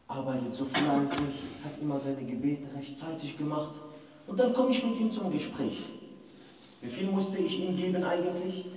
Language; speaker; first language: German; non-native, fluent; Arabic